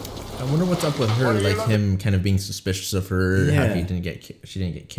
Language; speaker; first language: English; native; English